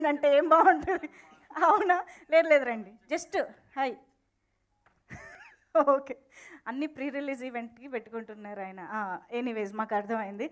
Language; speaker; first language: Telugu; native; Telugu